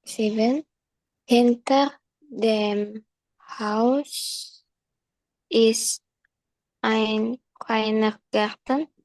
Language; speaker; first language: German; non-native, learner; Indonesian